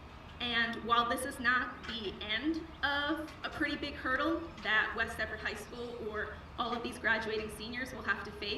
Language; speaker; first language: English; native; English